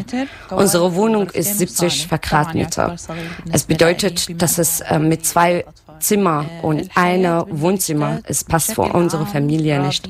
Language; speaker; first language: German; non-native, learner; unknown